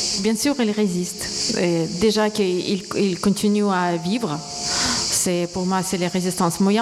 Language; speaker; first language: French; non-native, fluent; Ukrainian